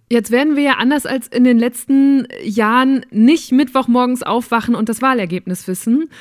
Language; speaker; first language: German; native; German